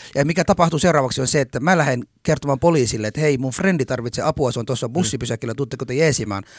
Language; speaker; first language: Finnish; early bilingual, other home language; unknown